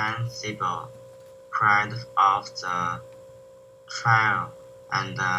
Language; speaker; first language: English; non-native, learner; Chinese